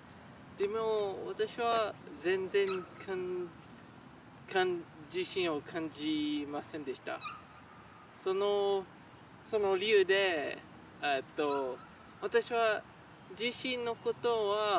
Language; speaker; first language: Japanese; non-native, learner; French